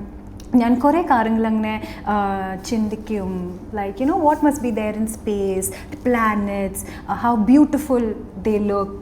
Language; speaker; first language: Malayalam; early bilingual, heritage; English